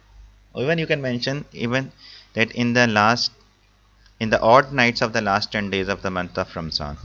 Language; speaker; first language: English; non-native, local second language; Urdu